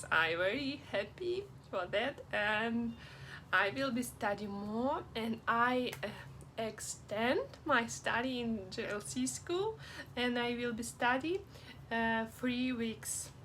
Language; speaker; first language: English; non-native, learner; Russian